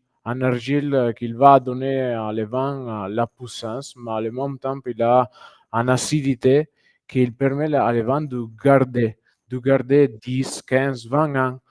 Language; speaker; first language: French; non-native, fluent; Italian